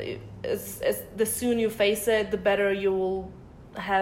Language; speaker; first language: English; early bilingual, other home language; Bosnian